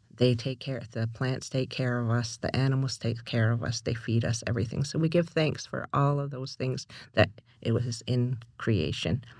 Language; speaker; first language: English; native; English